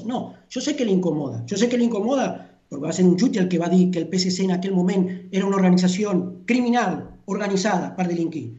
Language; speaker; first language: Catalan; non-native, fluent; Spanish